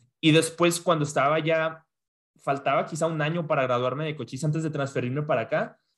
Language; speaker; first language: Spanish; native; Spanish